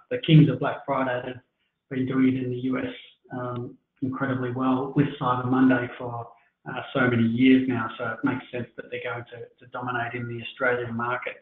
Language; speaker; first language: English; native; English